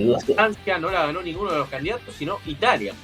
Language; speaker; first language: Spanish; native; Spanish